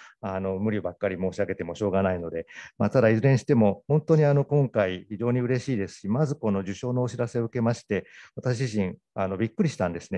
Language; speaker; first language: Japanese; native; Japanese